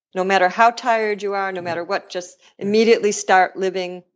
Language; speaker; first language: English; native; English